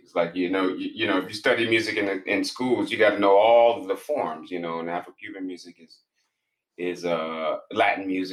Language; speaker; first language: English; native; English